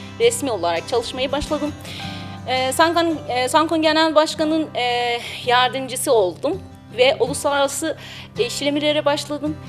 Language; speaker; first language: Turkish; non-native, learner; Persian